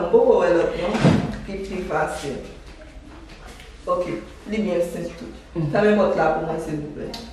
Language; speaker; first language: French; non-native, learner; Haitian Creole